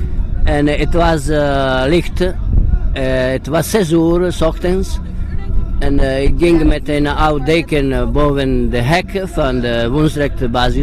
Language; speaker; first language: Dutch; non-native, learner; Italian